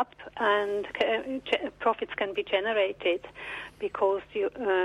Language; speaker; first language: English; non-native, fluent; German